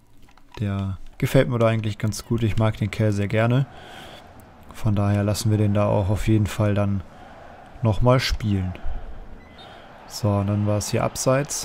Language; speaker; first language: German; native; German